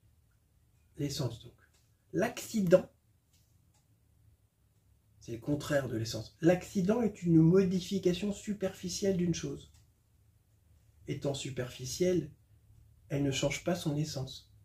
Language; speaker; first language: French; native; French